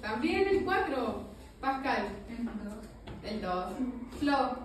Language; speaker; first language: Spanish; native; Spanish